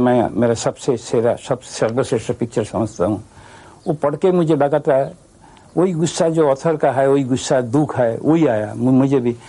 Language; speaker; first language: Hindi; non-native, local second language; Bangla